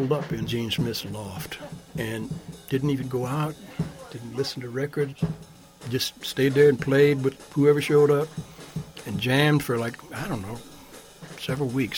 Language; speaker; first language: English; native; English